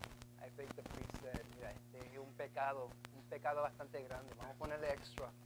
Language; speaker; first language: Spanish; early bilingual, heritage; Spanish